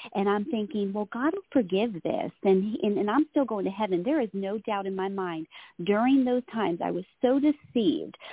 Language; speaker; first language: English; native; English